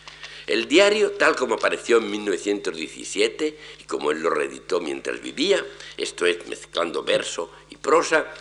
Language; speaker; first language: Spanish; native; Spanish